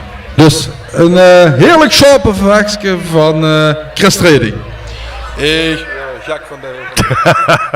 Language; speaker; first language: Dutch; native; Dutch